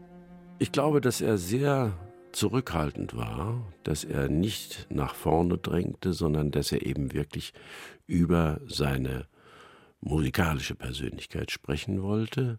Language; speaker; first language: German; native; German